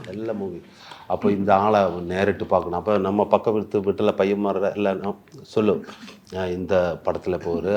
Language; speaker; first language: Tamil; non-native, learner; Malayalam